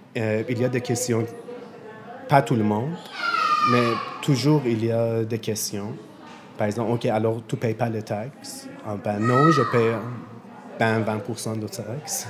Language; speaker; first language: French; non-native, learner; Persian